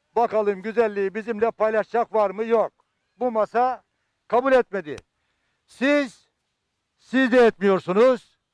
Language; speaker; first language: Turkish; native; Turkish